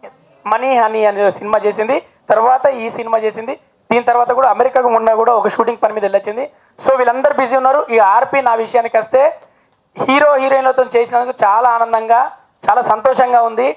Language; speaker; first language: Telugu; native; Telugu